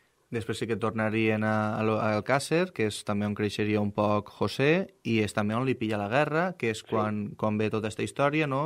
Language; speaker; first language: Catalan; native; Catalan